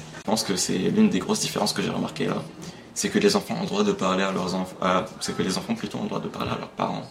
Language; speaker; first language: French; non-native, local second language; Arabic